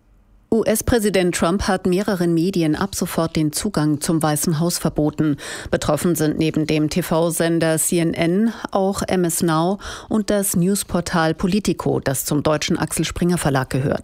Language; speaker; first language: German; native; German